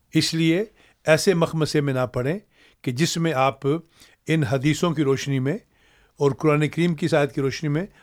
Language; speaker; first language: Urdu; native; Urdu